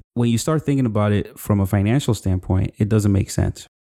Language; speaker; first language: English; non-native, local second language; Yoruba